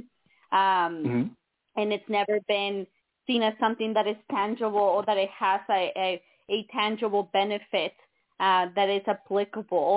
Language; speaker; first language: English; non-native, fluent; Spanish